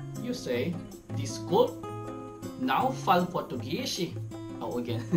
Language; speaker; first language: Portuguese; non-native, learner; Filipino